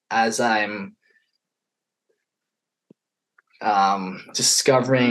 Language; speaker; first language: English; native; English